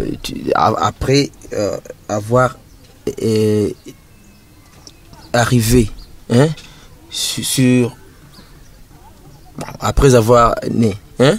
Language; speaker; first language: French; non-native, local second language; Rundi